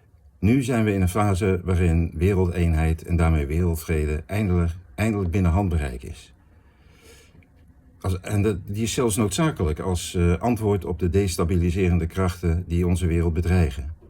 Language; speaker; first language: Dutch; native; Dutch